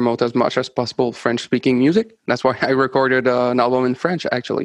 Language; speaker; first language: English; non-native, fluent; French